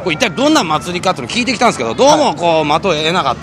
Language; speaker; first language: Japanese; native; Japanese